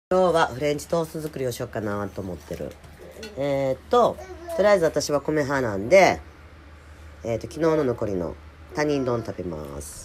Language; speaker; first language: Japanese; native; Japanese